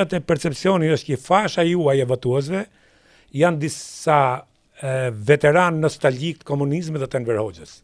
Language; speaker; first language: Albanian; native; Albanian